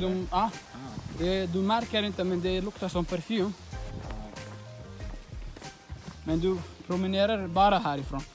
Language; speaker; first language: Swedish; non-native, learner; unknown